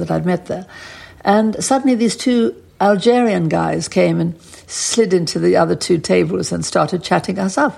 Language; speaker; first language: English; native; English